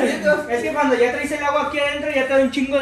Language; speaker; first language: Spanish; native; Spanish